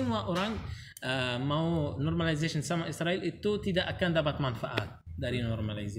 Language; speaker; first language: Indonesian; non-native, learner; Arabic